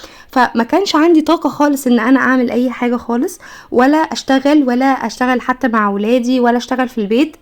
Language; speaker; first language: Arabic; native; Arabic